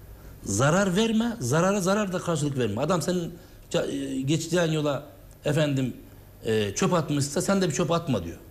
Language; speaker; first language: Turkish; native; Turkish